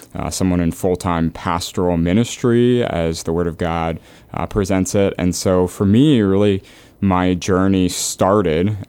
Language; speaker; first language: English; native; English